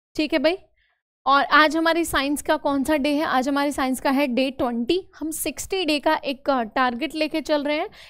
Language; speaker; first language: Hindi; native; Hindi